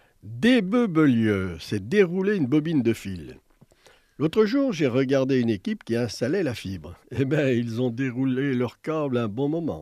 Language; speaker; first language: French; native; French